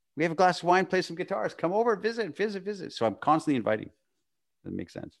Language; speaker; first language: English; native; English